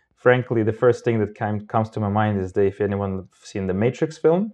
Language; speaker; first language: English; non-native, fluent; Romanian